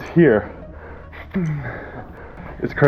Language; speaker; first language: English; native; English